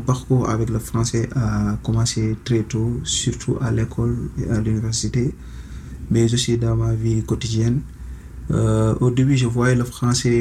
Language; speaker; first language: French; non-native, local second language; Wolof